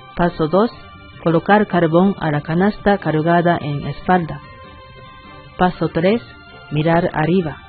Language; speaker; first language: Spanish; non-native, learner; Japanese